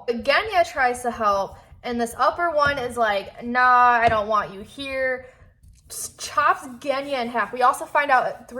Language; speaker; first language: English; native; English